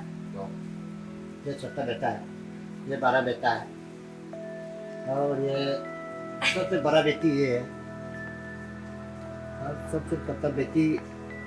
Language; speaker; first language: Hindi; non-native, local second language; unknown